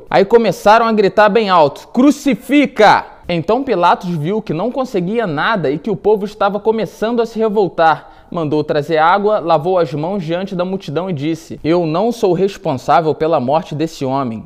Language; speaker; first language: Portuguese; native; Portuguese